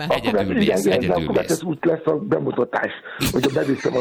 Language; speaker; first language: Hungarian; non-native, fluent; Yoruba